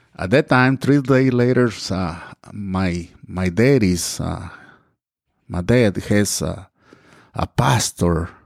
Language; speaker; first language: English; non-native, learner; Spanish